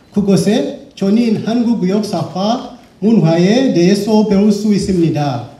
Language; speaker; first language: Korean; non-native, learner; Shona